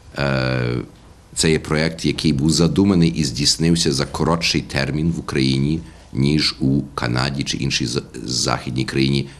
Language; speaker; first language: Ukrainian; early bilingual, heritage; Ukrainian